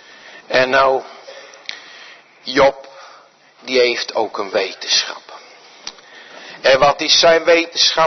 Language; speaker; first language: Dutch; native; Dutch